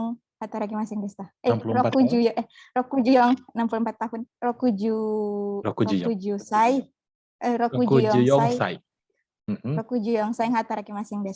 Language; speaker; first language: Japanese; non-native, learner; Indonesian